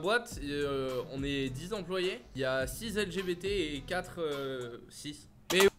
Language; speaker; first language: French; native; French